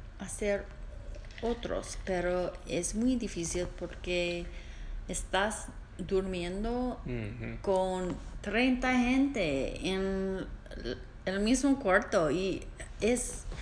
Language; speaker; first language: Spanish; non-native, learner; English